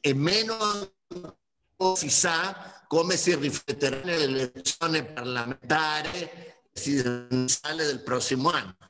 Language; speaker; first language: Italian; non-native, fluent; Spanish